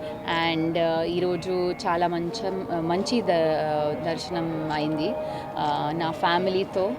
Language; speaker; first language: Telugu; non-native, local second language; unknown